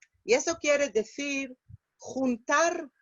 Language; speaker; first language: Spanish; non-native, fluent; Hebrew